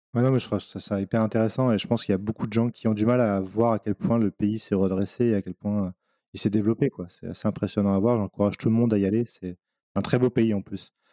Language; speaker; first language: French; native; French